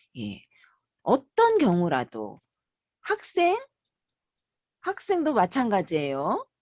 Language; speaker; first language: Korean; native; Korean